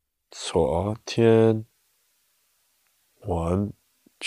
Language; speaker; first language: Chinese; non-native, learner; English